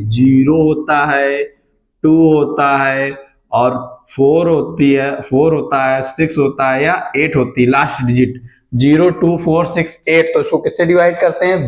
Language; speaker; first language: Hindi; native; Hindi